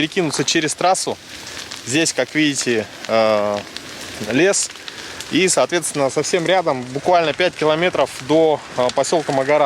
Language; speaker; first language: Russian; native; Russian